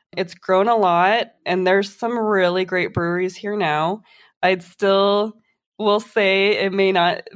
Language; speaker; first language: English; native; English